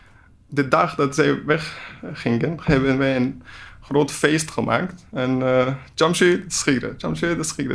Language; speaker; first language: Dutch; non-native, learner; Persian